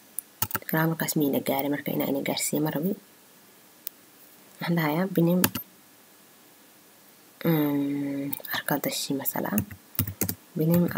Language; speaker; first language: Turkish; non-native, learner; Somali